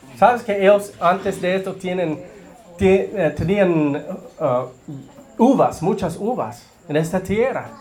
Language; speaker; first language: Spanish; non-native, learner; English